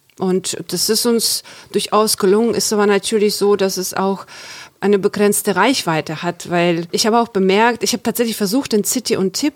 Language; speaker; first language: German; non-native, fluent; Ukrainian